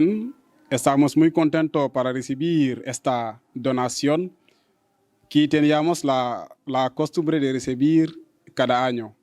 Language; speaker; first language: Spanish; non-native, learner; Wolof